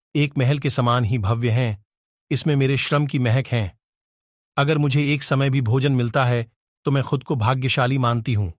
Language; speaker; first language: Hindi; native; Hindi